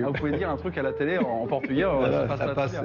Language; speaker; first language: French; native; French